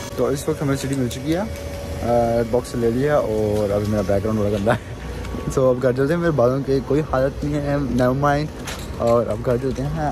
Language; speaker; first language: Urdu; native; Urdu